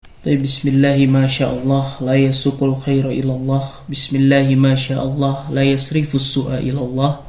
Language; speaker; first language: Arabic; non-native, learner; Indonesian